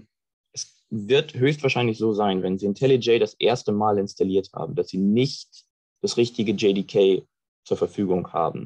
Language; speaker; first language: German; native; German